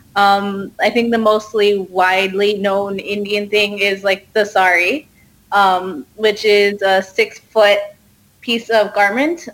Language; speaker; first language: English; early bilingual, other home language; Hindi